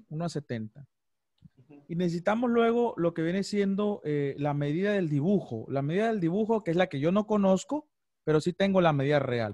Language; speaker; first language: Spanish; native; Spanish